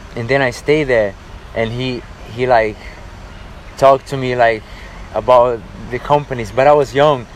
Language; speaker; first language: English; non-native, fluent; Portuguese